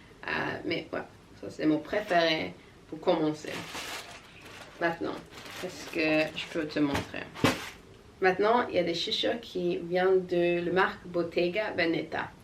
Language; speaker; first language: French; non-native, learner; English